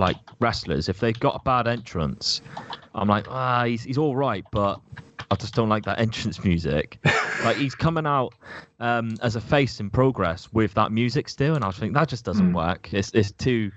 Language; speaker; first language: English; native; English